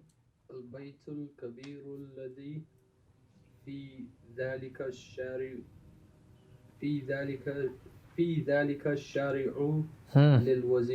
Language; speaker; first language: Arabic; non-native, learner; English